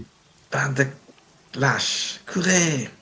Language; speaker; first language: French; non-native, learner; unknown